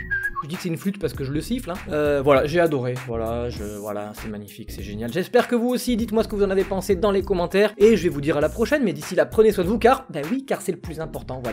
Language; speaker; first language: French; native; French